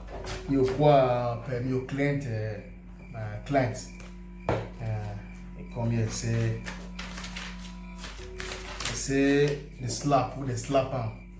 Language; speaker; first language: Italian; non-native, learner; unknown